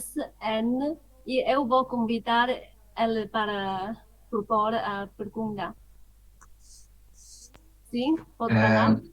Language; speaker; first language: Portuguese; non-native, fluent; Chinese